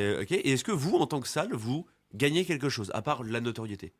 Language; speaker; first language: French; native; French